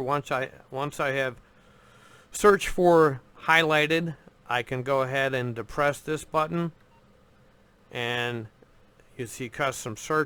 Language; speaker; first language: English; native; English